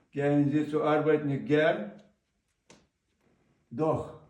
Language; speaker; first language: German; non-native, learner; Ukrainian